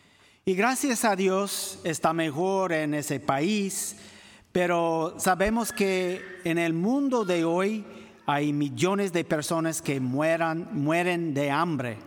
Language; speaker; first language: Spanish; non-native, fluent; English